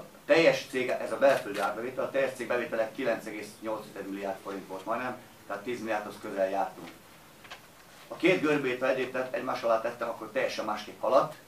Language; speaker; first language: Hungarian; native; Hungarian